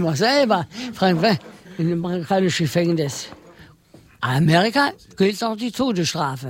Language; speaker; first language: German; non-native, learner; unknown